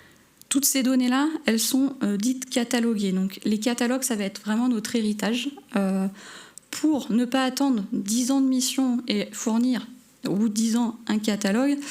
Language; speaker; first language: French; native; French